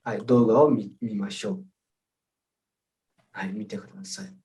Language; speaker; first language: Japanese; non-native, fluent; Nepali